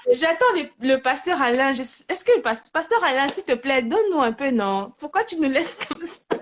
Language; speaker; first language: French; native; French